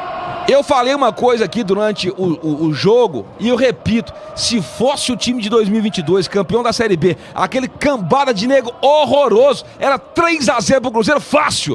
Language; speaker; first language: Portuguese; native; Portuguese